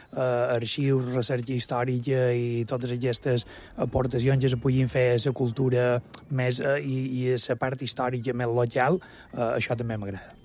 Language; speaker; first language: Catalan; native; Catalan